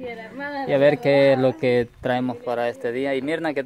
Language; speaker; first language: Spanish; native; Spanish